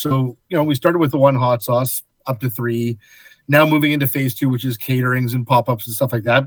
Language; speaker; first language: English; native; English